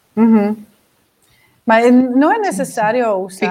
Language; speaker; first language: Portuguese; non-native, fluent; Dutch